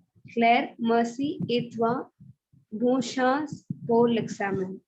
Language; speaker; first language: French; non-native, learner; Malayalam